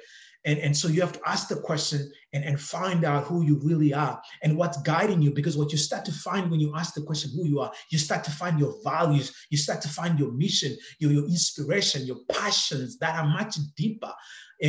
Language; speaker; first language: English; non-native, local second language; Shona